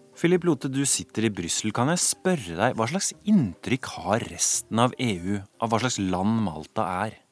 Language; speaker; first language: Norwegian; native; Norwegian